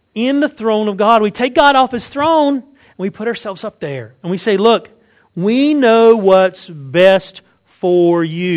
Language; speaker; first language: English; native; English